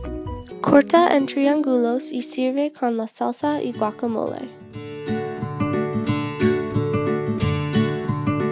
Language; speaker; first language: Spanish; non-native, learner; English